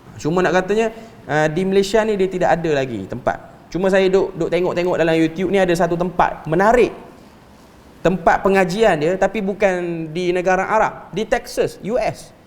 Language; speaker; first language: Malay; native; Malay